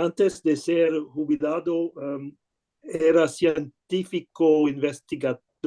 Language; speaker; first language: Spanish; non-native, learner; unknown